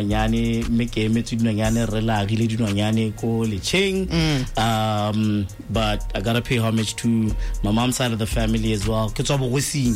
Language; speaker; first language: English; non-native, local second language; Tswana